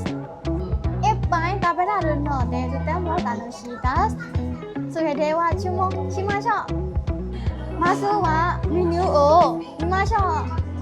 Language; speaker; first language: Japanese; non-native, learner; Burmese